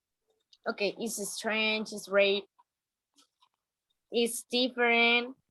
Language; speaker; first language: English; non-native, learner; Spanish